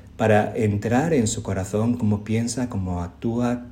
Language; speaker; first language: Spanish; native; Spanish